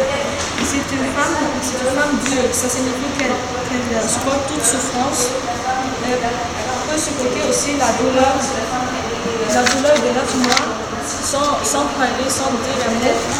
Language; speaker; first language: French; non-native, learner; Arabic